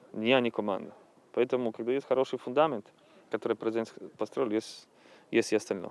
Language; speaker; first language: Russian; non-native, fluent; Croatian